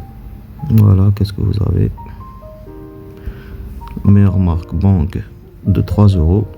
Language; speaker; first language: French; non-native, local second language; Arabic